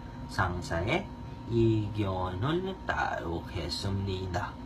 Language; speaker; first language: Korean; non-native, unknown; Filipino